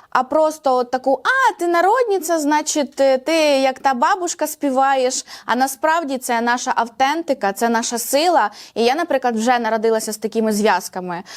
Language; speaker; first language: Ukrainian; native; Ukrainian